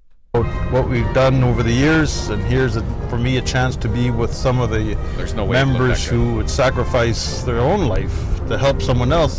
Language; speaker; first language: English; non-native, local second language; French